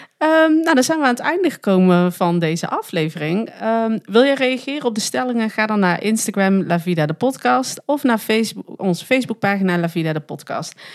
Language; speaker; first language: Dutch; native; Dutch